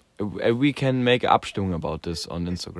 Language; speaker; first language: English; non-native, learner; German